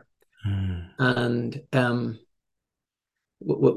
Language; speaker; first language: English; native; English